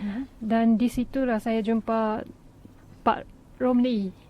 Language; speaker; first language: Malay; non-native, fluent; Japanese